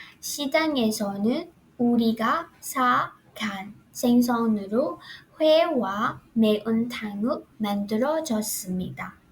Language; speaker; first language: Korean; non-native, fluent; Burmese